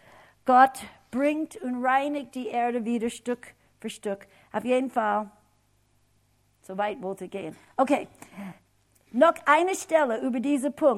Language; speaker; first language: German; non-native, fluent; English